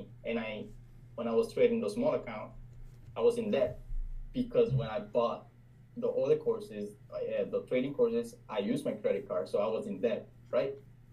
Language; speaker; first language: English; non-native, fluent; Spanish